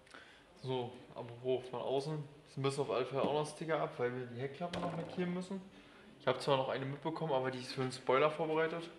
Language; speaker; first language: German; native; German